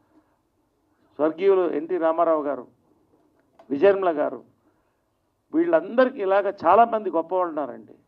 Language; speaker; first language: Telugu; native; Telugu